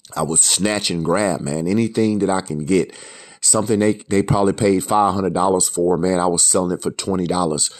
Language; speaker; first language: English; native; English